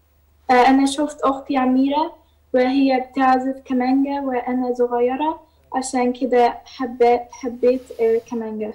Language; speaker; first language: Arabic; early bilingual, heritage; Arabic